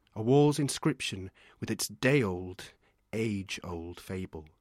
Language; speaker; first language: English; native; English